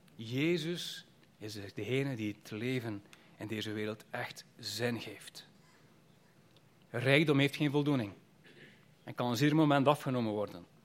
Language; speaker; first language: Dutch; native; Dutch